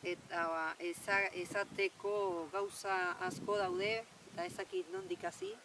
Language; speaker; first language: Basque; non-native, fluent; Spanish